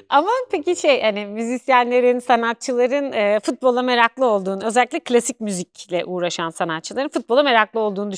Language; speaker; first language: Turkish; native; Turkish